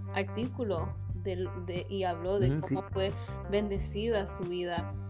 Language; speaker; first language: Spanish; early bilingual, heritage; English